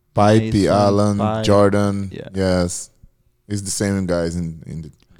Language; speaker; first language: English; non-native, learner; Portuguese